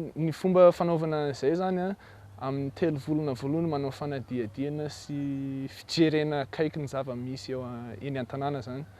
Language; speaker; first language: Malagasy; non-native, fluent; English